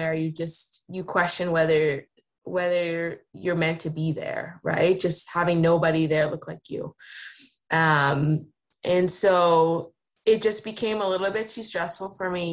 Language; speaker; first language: English; native; English